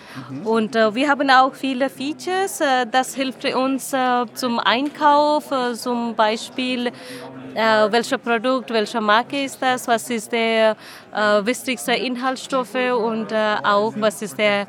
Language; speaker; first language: German; non-native, learner; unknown